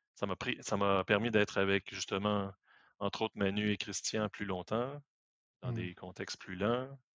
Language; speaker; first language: French; native; French